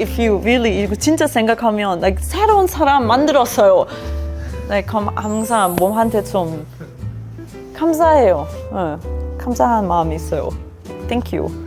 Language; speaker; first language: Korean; non-native, learner; German